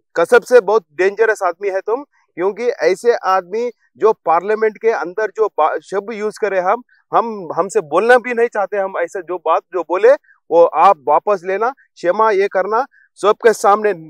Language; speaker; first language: Hindi; non-native, local second language; Telugu